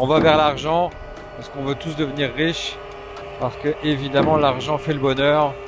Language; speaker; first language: French; native; French